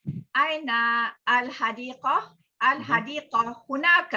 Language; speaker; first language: Arabic; non-native, learner; Malay